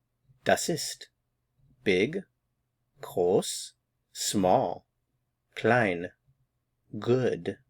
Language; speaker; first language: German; non-native, fluent; English